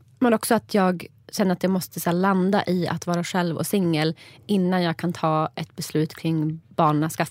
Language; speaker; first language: Swedish; native; Swedish